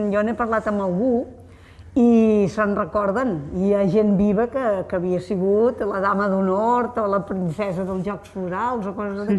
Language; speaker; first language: Catalan; native; Catalan